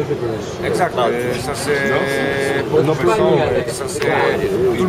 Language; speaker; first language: French; non-native, learner; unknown